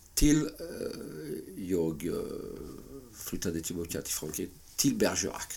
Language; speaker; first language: Swedish; non-native, fluent; French